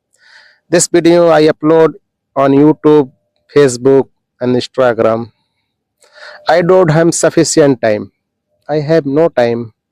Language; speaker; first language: English; non-native, local second language; Hindi